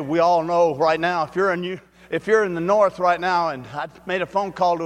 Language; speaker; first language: English; native; English